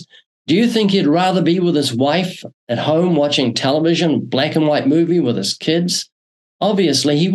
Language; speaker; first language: English; native; English